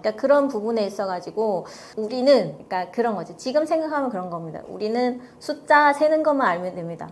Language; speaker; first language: Korean; native; Korean